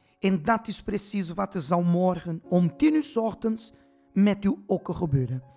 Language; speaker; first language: Dutch; non-native, fluent; Portuguese